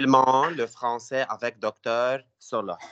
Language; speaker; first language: French; non-native, learner; Arabic